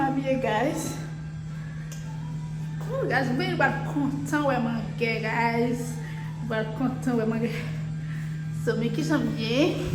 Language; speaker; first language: English; non-native, learner; Haitian Creole